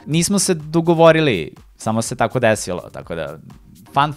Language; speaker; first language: Serbian; native; Serbian